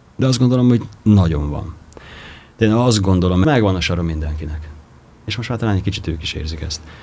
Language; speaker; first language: Hungarian; native; Hungarian